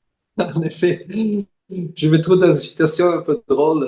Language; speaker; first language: French; non-native, fluent; Italian